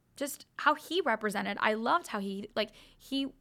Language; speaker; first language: English; native; English